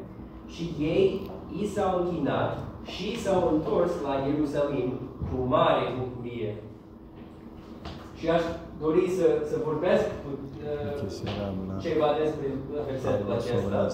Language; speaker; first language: Romanian; non-native, learner; English